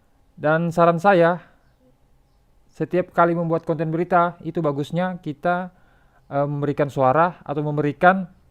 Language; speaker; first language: Indonesian; native; Indonesian